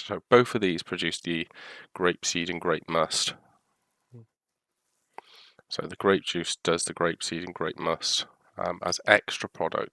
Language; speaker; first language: English; native; English